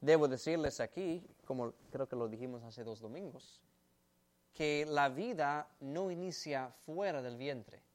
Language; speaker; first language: Spanish; native; Spanish